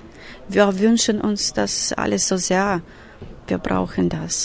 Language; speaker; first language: German; non-native, fluent; Ukrainian